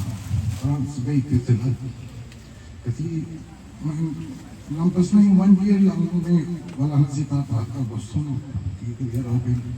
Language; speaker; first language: Filipino; non-native, learner; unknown